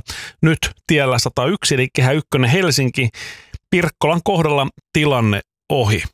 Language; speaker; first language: Finnish; native; Finnish